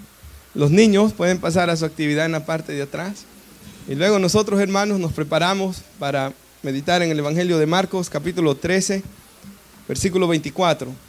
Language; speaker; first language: Spanish; native; Spanish